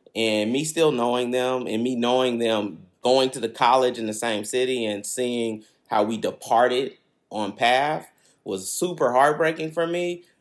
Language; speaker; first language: English; native; English